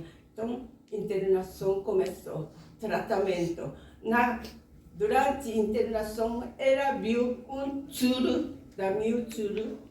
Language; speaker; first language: Portuguese; non-native, learner; Japanese